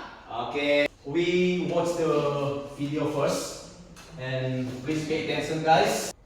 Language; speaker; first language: English; non-native, learner; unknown